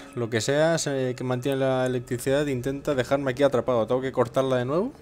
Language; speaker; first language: Spanish; native; Spanish